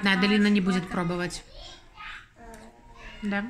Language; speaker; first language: Russian; native; Russian